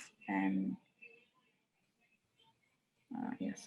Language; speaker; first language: English; non-native, learner; Sinhala